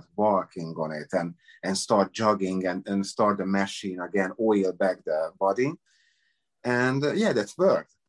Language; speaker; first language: English; non-native, learner; Hungarian